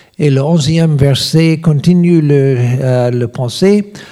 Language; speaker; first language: French; non-native, learner; English